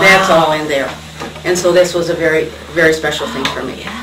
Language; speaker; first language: English; native; English